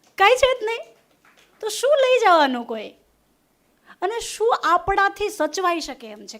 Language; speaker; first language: Gujarati; non-native, local second language; Hindi